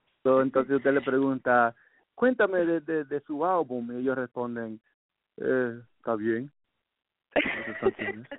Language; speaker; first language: Spanish; early bilingual, heritage; Spanish